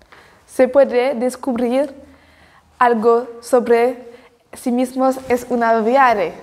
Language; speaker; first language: Spanish; non-native, learner; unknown